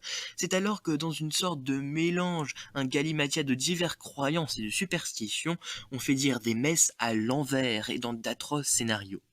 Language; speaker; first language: French; native; French